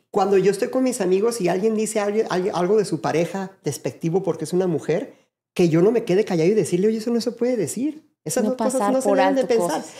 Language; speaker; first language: Spanish; native; Spanish